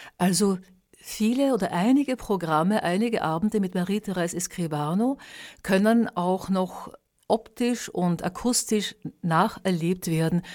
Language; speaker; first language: German; native; German